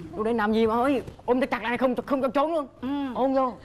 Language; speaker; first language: Vietnamese; native; Vietnamese